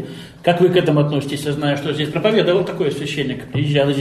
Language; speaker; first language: Russian; native; Russian